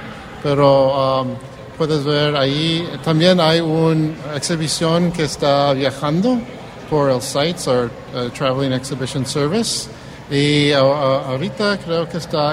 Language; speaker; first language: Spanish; early bilingual, heritage; Spanish